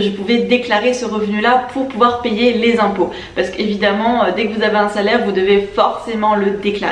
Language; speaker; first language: French; native; French